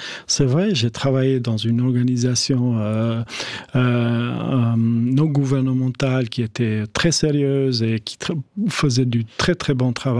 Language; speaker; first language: French; non-native, fluent; Albanian